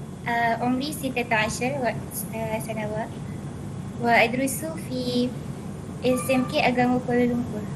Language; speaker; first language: Arabic; non-native, learner; Malay